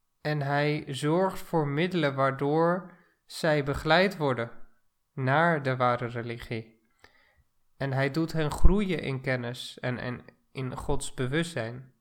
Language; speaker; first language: Dutch; non-native, fluent; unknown